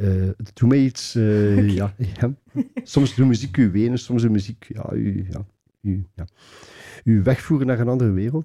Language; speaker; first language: Dutch; native; Dutch